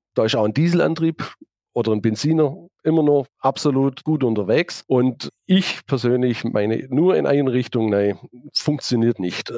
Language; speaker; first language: German; native; German